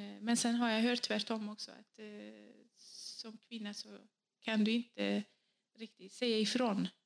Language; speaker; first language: Swedish; non-native, fluent; Central Kurdish